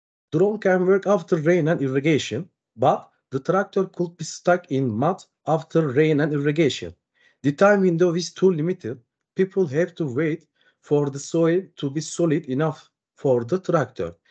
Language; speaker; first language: English; non-native, learner; Turkish